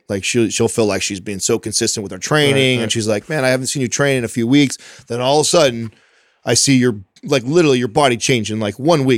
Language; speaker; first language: English; native; English